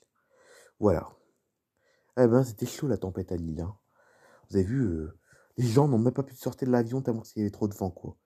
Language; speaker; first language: French; native; French